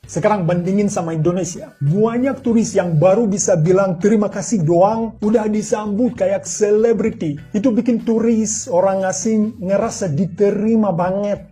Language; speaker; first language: Indonesian; non-native, fluent; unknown